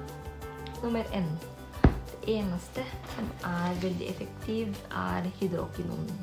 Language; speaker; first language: Norwegian; non-native, fluent; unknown